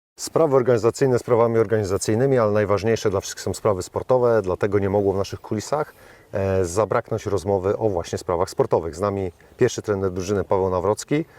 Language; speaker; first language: Polish; native; Polish